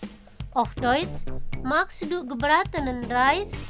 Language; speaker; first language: German; non-native, fluent; Indonesian